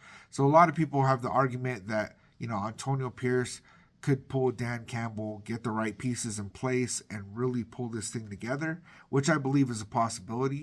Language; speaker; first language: English; native; English